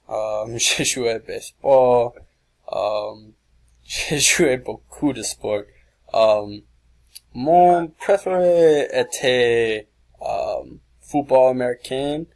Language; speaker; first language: French; non-native, learner; English